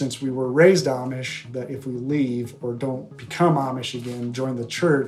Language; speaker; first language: English; native; English